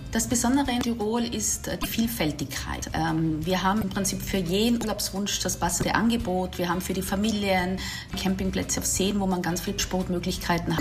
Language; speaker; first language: German; native; German